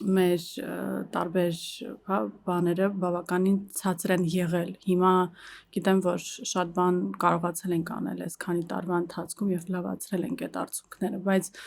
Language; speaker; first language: Armenian; early bilingual, heritage; Armenian